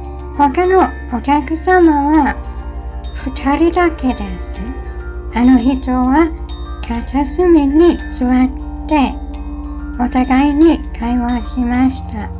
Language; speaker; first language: Japanese; non-native, learner; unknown